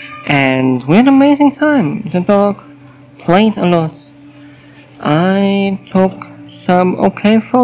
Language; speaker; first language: English; non-native, fluent; German